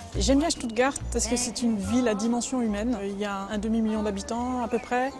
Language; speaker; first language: French; native; French